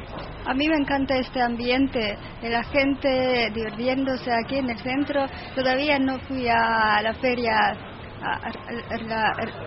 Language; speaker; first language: Spanish; non-native, learner; Russian